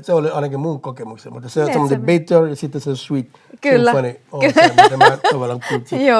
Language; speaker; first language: Finnish; non-native, fluent; English